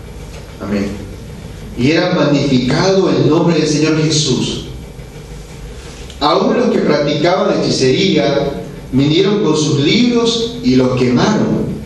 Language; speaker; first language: Spanish; non-native, fluent; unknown